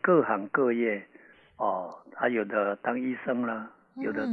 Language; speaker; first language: Chinese; native; Chinese